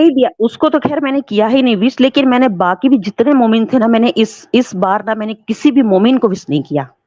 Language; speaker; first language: Hindi; native; Hindi